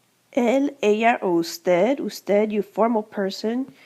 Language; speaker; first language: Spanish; non-native, fluent; English